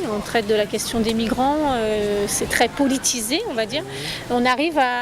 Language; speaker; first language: French; native; French